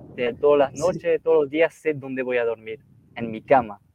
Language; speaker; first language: Spanish; non-native, fluent; French